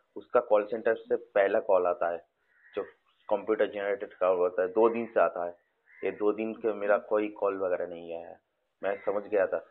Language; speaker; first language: Hindi; non-native, local second language; Bangla